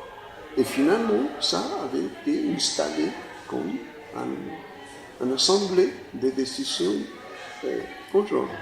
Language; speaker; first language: French; non-native, fluent; Spanish